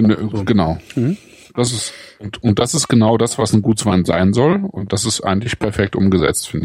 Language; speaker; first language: German; native; German